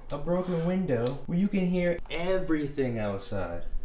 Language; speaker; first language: English; native; English